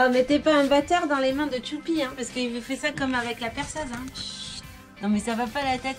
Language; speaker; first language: French; native; French